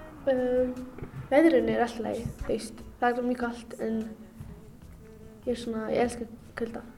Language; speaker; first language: Icelandic; non-native, learner; Arabic